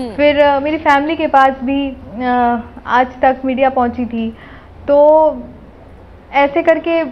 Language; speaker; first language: Hindi; native; Hindi